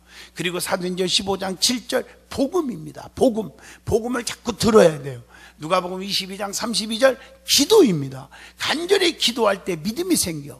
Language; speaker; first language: Korean; native; Korean